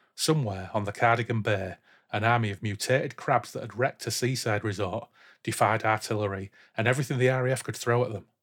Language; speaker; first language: English; native; English